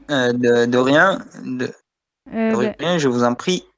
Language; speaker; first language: French; non-native, fluent; Uzbek